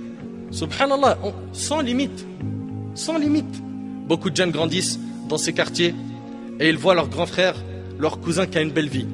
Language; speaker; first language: French; native; French